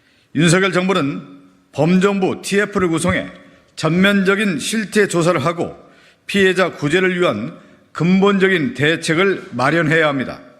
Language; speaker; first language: Korean; native; Korean